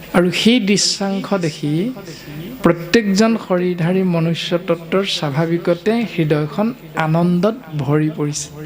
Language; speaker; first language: Assamese; native; Assamese